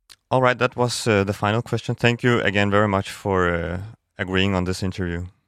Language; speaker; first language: English; non-native, fluent; Danish